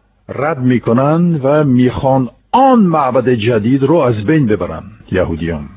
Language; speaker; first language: Persian; non-native, fluent; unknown